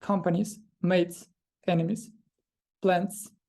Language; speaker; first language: English; non-native, fluent; Ukrainian